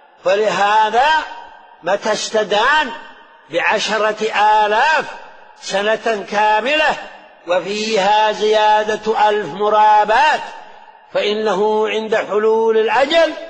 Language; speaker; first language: Arabic; native; Arabic